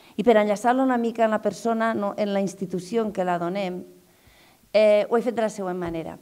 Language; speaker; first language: Catalan; native; Catalan